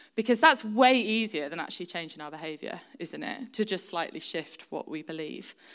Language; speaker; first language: English; native; English